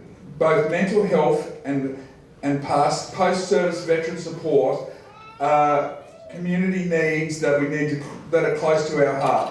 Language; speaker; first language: English; native; English